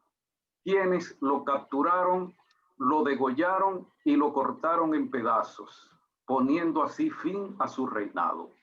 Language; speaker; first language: Spanish; native; Spanish